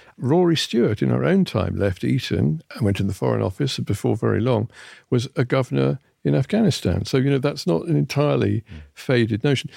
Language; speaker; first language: English; native; English